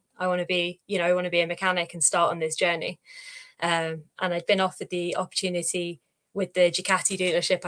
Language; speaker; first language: English; native; English